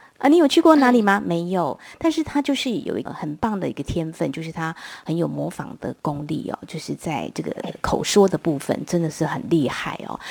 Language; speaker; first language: Chinese; non-native, local second language; Min Nan Chinese